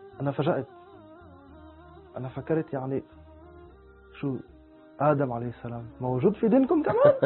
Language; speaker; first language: Arabic; non-native, fluent; French